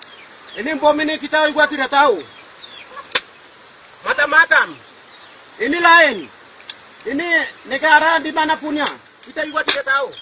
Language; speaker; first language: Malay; non-native, local second language; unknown